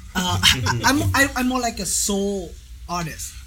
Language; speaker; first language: English; non-native, learner; Vietnamese